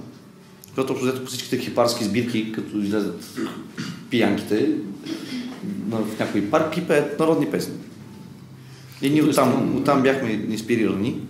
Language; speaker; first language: Bulgarian; native; Bulgarian